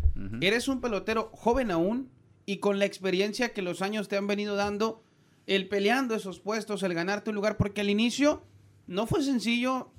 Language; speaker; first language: Spanish; native; Spanish